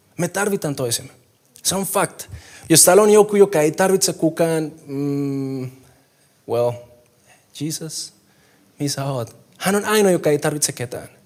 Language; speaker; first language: Finnish; non-native, fluent; Spanish